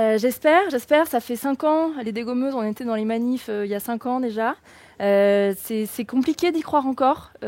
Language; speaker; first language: French; native; French